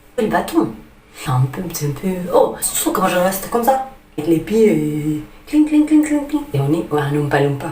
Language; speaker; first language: French; non-native, fluent; Spanish